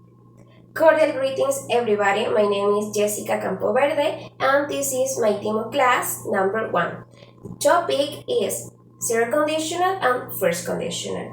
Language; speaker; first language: English; non-native, learner; Spanish